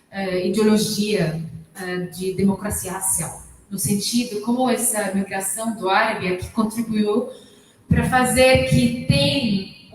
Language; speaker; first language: Portuguese; non-native, fluent; Arabic